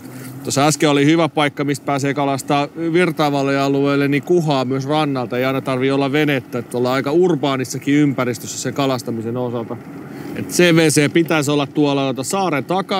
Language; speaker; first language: Finnish; native; Finnish